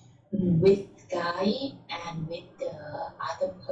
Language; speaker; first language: English; non-native, learner; Thai